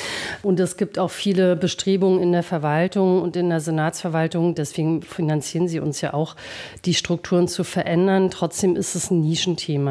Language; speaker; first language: German; native; German